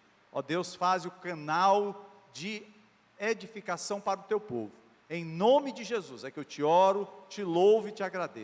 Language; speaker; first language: Portuguese; native; Portuguese